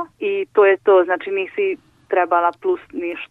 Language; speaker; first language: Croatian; non-native, local second language; Hungarian